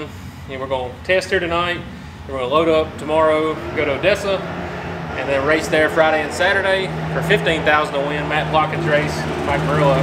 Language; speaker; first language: English; native; English